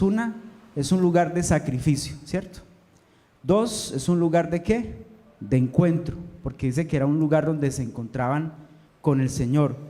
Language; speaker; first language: Spanish; native; Spanish